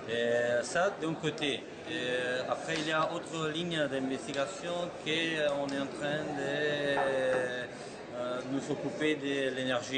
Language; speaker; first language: French; non-native, fluent; Spanish